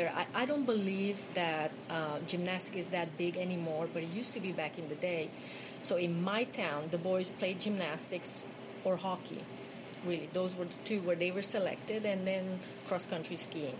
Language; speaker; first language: English; non-native, fluent; Hungarian